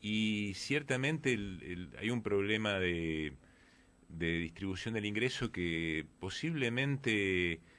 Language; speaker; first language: Spanish; native; Spanish